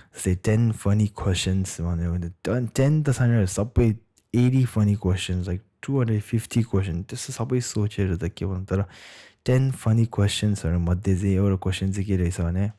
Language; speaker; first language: Nepali; non-native, local second language; Tibetan